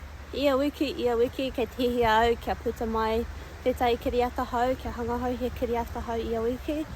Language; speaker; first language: Māori; non-native, local second language; English